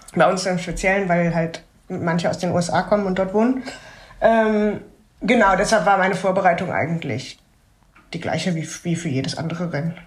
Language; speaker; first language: German; native; German